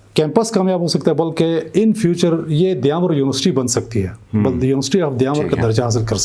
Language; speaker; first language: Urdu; non-native, local second language; Shina